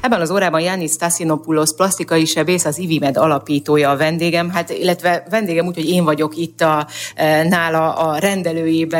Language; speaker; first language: Hungarian; native; Hungarian